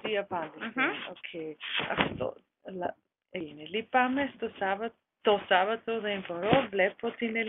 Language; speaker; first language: Greek; non-native, learner; German